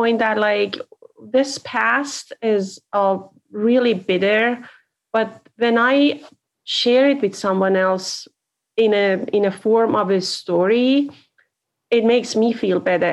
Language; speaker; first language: English; non-native, fluent; Persian